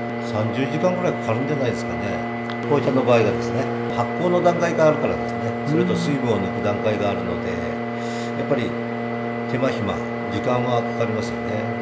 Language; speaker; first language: Japanese; native; Japanese